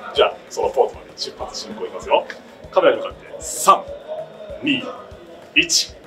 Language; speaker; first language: Japanese; native; Japanese